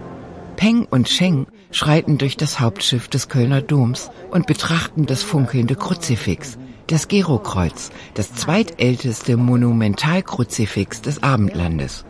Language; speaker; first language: German; native; German